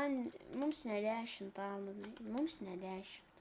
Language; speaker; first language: Lithuanian; native; Lithuanian